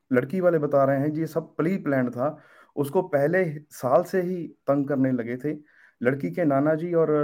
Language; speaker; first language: Hindi; native; Hindi